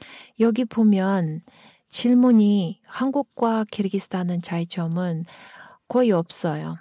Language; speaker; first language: Korean; non-native, fluent; Kyrgyz